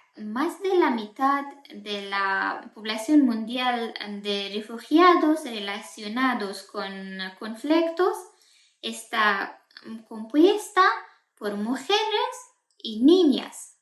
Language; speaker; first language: Spanish; non-native, fluent; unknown